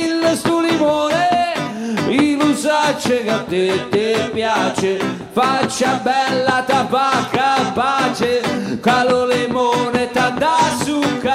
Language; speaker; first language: Italian; native; Italian